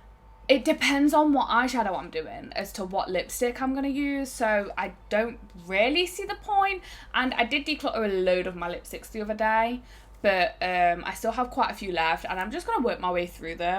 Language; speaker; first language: English; native; English